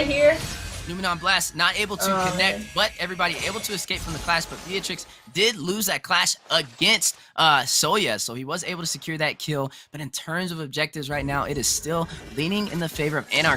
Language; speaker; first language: English; native; English